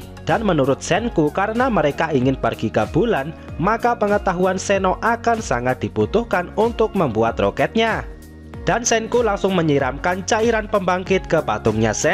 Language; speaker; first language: Indonesian; native; Indonesian